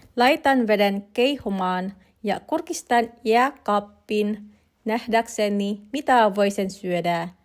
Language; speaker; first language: Finnish; non-native, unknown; Filipino